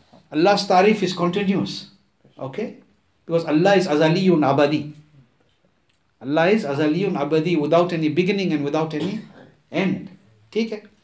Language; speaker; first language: English; early bilingual, other home language; Urdu